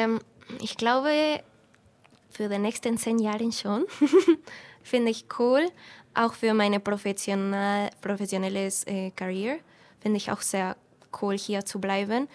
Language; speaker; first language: German; non-native, fluent; Spanish